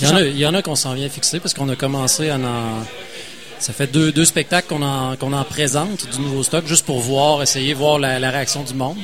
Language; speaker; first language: French; native; French